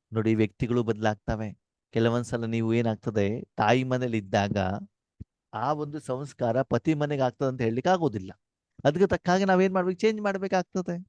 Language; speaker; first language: Kannada; non-native, local second language; Konkani